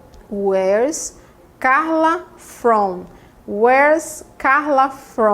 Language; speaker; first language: English; non-native, fluent; Portuguese